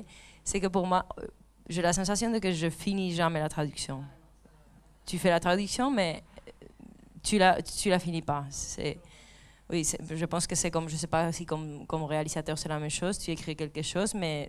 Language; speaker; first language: French; non-native, fluent; Spanish